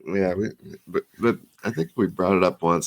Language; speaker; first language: English; native; English